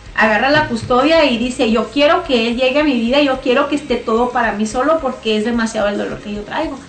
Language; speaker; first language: Spanish; native; Spanish